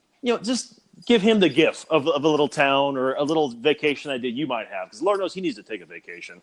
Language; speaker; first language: English; native; English